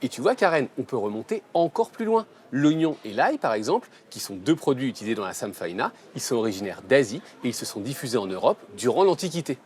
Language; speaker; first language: French; native; French